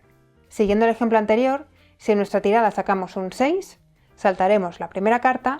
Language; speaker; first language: Spanish; native; Spanish